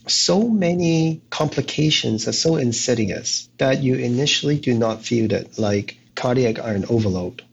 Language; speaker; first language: English; non-native, local second language; Cantonese